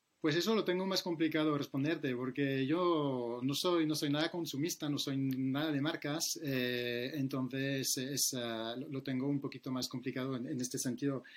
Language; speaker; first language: Spanish; non-native, fluent; French